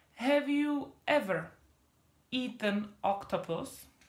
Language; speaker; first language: English; non-native, fluent; Czech